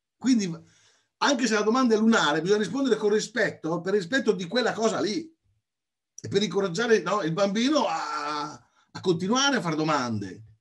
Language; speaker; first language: Italian; native; Italian